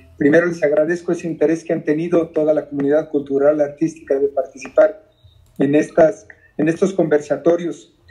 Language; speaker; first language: Spanish; native; Spanish